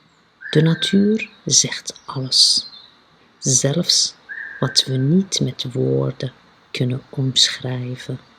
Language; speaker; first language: Dutch; non-native, fluent; Arabic